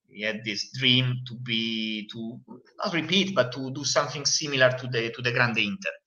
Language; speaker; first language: English; non-native, fluent; Italian